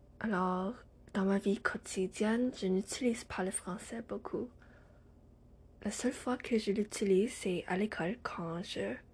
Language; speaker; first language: French; non-native, learner; English